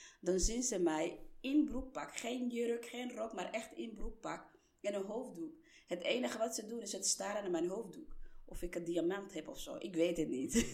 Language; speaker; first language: Dutch; non-native, fluent; Somali